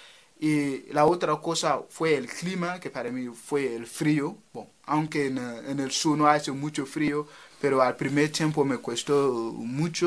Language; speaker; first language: Spanish; non-native, fluent; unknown